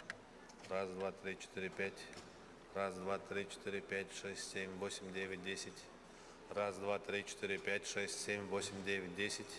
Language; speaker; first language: Russian; native; Russian